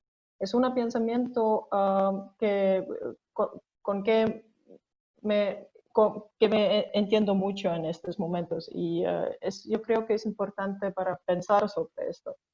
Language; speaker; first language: Spanish; non-native, fluent; Estonian